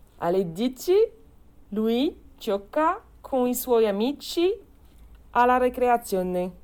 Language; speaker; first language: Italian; non-native, learner; French